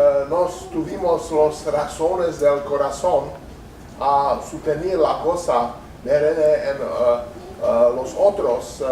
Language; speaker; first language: Spanish; non-native, learner; Czech